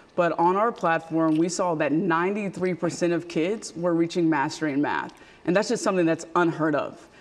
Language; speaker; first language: English; native; English